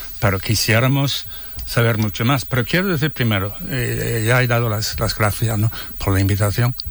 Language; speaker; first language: Spanish; non-native, fluent; English